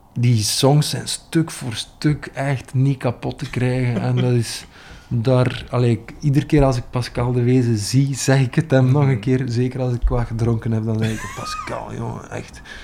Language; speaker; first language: Dutch; native; Dutch